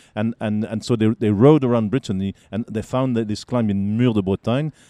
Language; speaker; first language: English; non-native, fluent; French